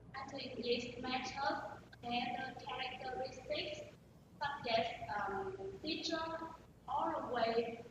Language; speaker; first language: English; non-native, fluent; Vietnamese